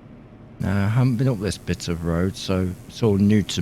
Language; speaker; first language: English; native; English